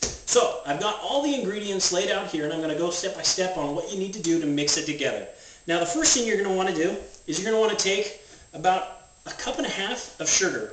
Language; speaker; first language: English; native; English